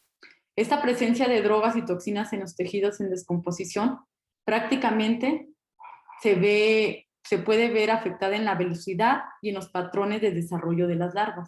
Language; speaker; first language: Spanish; native; Spanish